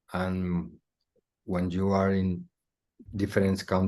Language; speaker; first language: English; non-native, learner; Spanish